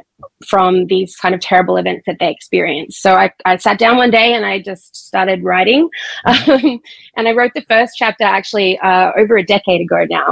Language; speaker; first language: English; native; English